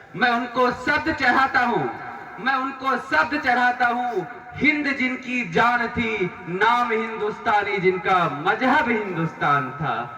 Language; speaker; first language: Hindi; native; Hindi